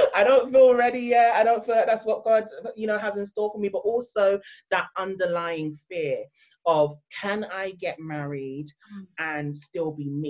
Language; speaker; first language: English; native; English